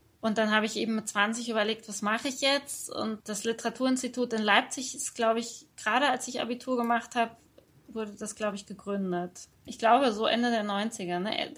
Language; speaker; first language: German; early bilingual, other home language; Persian